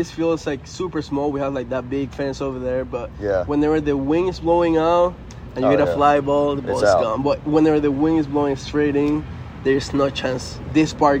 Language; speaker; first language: English; non-native, fluent; Spanish